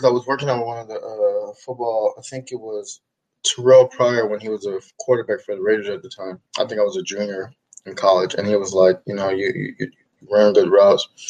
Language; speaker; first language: English; native; English